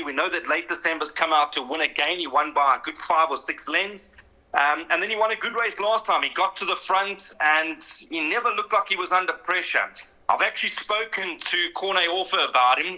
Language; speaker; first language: English; native; English